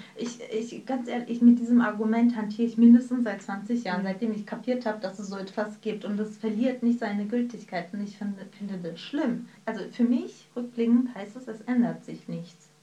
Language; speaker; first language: German; early bilingual, other home language; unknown